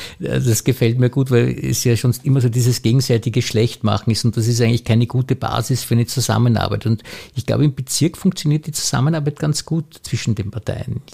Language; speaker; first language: German; native; German